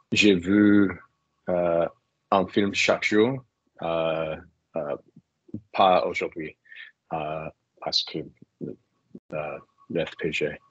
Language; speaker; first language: French; non-native, learner; English